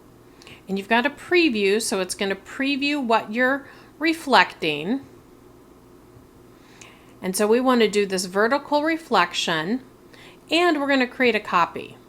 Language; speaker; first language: English; native; English